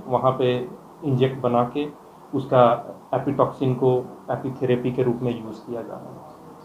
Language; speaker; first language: Hindi; native; Hindi